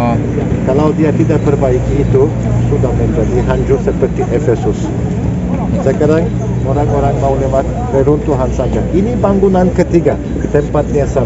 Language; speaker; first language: Indonesian; non-native, learner; Turkish